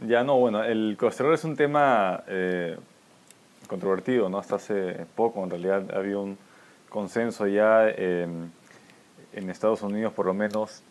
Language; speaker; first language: Spanish; native; Spanish